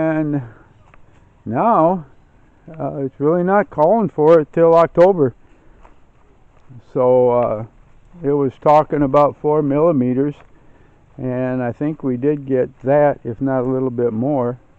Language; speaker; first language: English; native; English